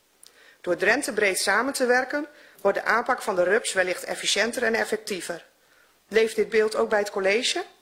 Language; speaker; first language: Dutch; native; Dutch